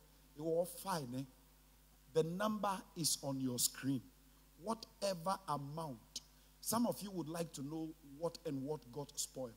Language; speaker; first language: English; non-native, local second language; Ga